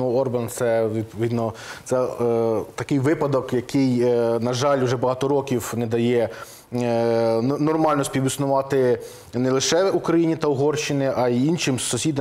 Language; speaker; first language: Ukrainian; native; Ukrainian